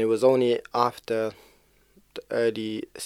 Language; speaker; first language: English; native; English